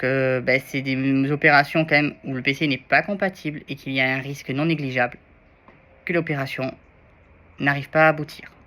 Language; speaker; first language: French; native; French